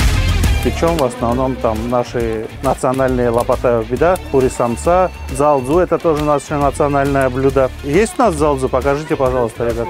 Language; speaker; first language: Russian; native; Russian